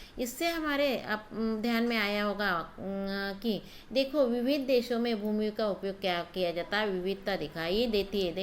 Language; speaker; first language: Hindi; non-native, local second language; Marathi